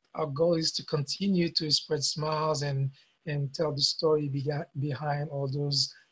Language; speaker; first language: English; non-native, fluent; Haitian Creole